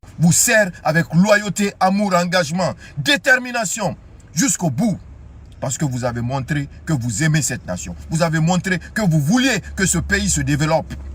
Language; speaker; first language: French; non-native, local second language; Susu